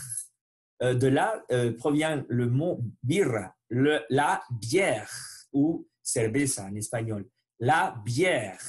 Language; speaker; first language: French; non-native, learner; Spanish